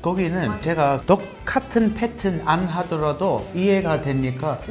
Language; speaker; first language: Korean; non-native, fluent; English